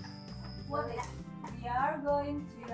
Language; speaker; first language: English; non-native, learner; Indonesian